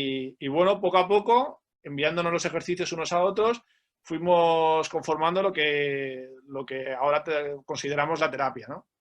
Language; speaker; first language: Spanish; native; Spanish